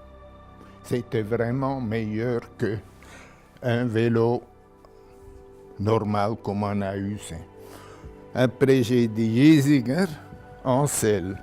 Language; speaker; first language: French; non-native, local second language; German